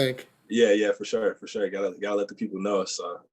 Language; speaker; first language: English; native; English